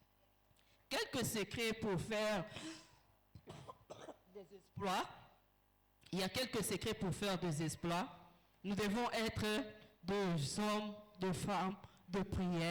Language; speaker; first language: French; non-native, local second language; Lingala